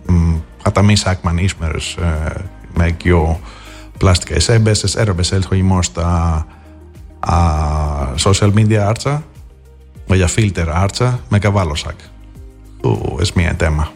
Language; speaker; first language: Hungarian; non-native, fluent; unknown